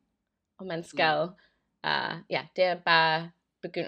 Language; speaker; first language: Danish; non-native, learner; English